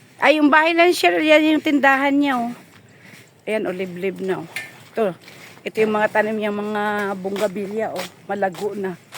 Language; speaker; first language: Filipino; non-native, local second language; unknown